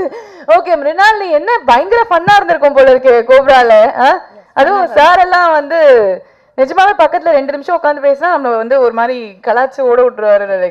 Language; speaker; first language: Tamil; native; Tamil